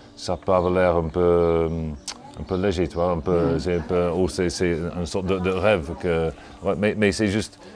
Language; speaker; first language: French; non-native, fluent; English